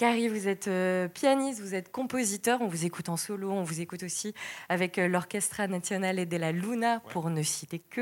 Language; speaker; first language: French; native; French